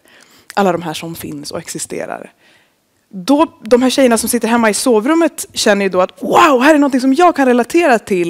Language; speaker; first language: Swedish; native; Swedish